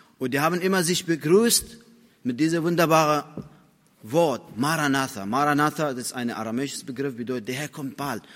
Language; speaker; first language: German; non-native, fluent; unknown